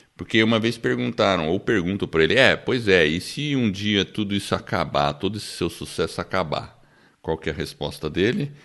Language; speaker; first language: Portuguese; early bilingual, other home language; English